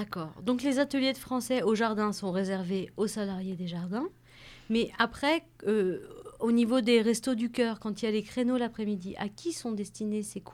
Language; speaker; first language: French; native; French